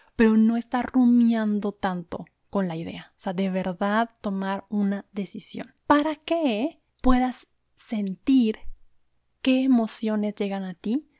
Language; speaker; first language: Spanish; native; Spanish